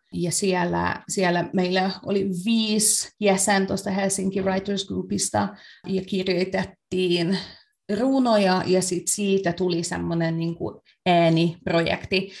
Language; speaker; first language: Finnish; non-native, fluent; Hungarian